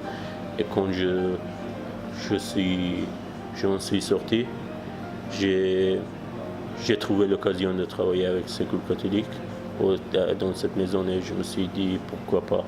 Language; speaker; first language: French; non-native, fluent; Persian